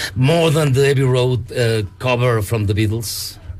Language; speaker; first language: English; non-native, learner; Spanish